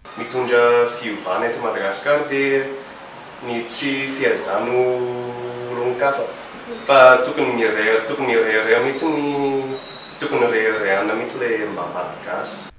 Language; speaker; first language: Malagasy; non-native, fluent; English